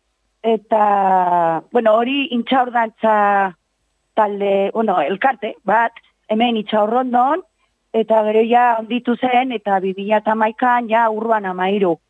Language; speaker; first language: Basque; non-native, local second language; Spanish